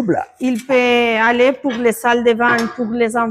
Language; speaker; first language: French; non-native, learner; Spanish